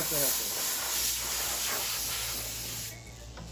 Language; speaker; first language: English; native; English